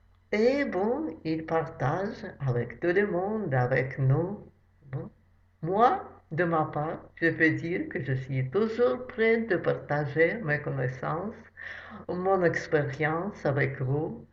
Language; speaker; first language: French; non-native, fluent; Russian